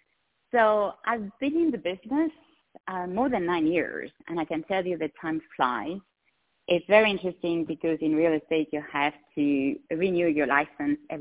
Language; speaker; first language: English; non-native, fluent; French